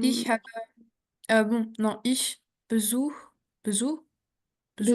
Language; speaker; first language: German; non-native, learner; French